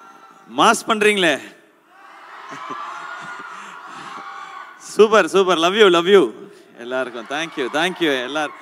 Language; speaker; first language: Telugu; non-native, learner; Tamil